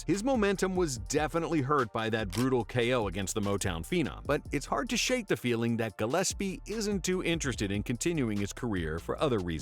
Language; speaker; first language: English; native; English